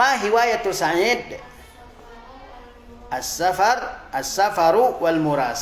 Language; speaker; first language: Arabic; non-native, fluent; Indonesian